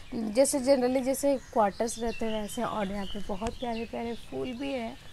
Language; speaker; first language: Hindi; non-native, local second language; Odia